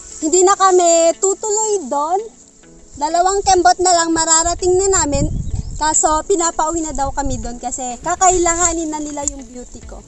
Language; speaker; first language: Filipino; non-native, local second language; Iloko